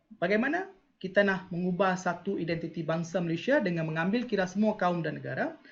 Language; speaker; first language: Malay; non-native, local second language; Tamil